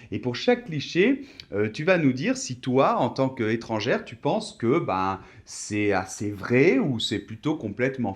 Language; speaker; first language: French; native; French